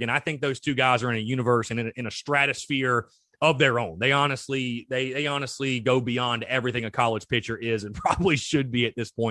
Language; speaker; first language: English; native; English